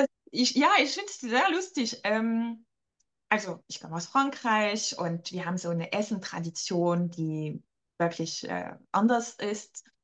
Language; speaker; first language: German; non-native, fluent; French